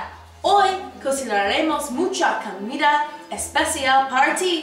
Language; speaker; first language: Spanish; non-native, learner; English